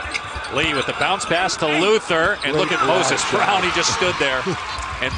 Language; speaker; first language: English; native; English